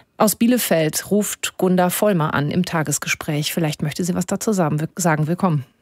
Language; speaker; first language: German; native; German